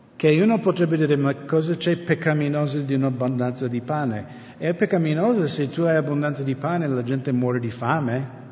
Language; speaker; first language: Italian; non-native, fluent; English